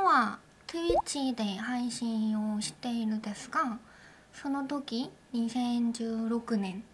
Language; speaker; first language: Japanese; non-native, learner; Korean